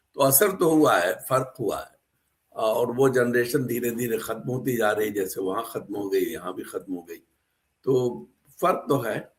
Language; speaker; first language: Urdu; native; Urdu